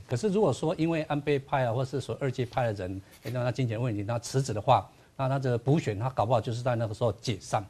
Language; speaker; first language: Chinese; native; Chinese